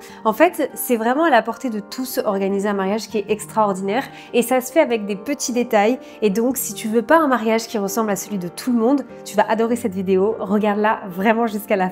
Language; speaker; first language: French; native; French